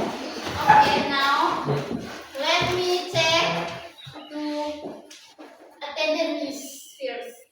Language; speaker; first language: English; non-native, learner; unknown